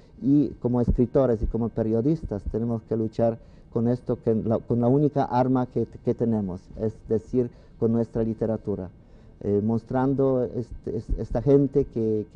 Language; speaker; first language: Spanish; non-native, fluent; Polish